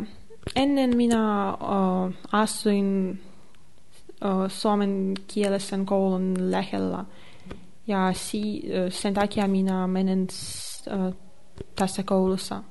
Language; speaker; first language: Finnish; non-native, learner; Russian